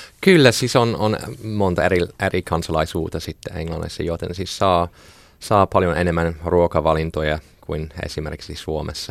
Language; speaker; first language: Finnish; non-native, fluent; English